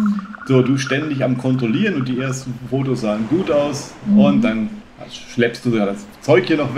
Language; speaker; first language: German; native; German